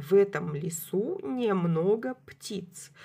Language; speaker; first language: Russian; native; Russian